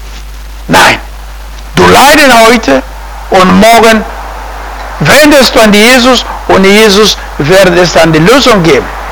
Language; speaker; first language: German; non-native, fluent; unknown